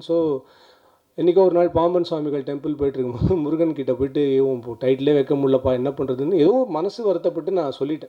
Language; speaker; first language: Tamil; native; Tamil